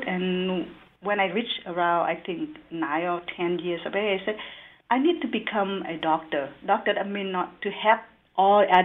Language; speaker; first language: English; non-native, learner; Vietnamese